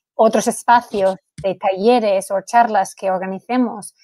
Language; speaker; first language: Spanish; non-native, fluent; English